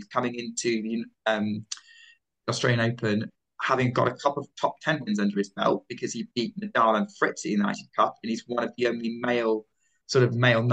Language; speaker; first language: English; native; English